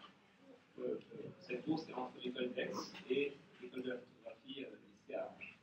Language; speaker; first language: French; native; French